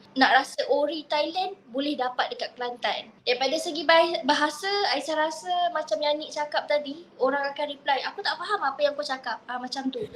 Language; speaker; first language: Malay; native; Malay